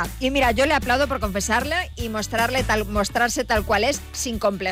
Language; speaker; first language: Spanish; native; Spanish